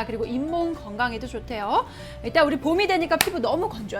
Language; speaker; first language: Korean; native; Korean